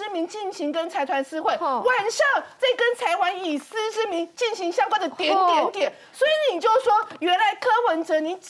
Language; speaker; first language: Chinese; native; Chinese